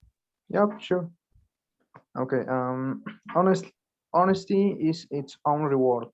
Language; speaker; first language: English; non-native, learner; Spanish